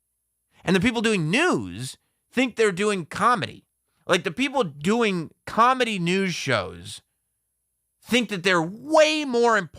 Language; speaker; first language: English; native; English